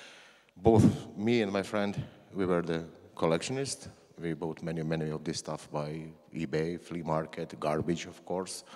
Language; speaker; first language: English; non-native, learner; Croatian